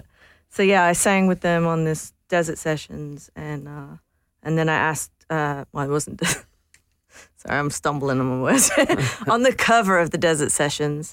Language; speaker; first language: English; native; English